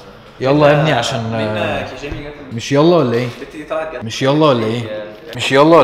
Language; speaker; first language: Arabic; native; Arabic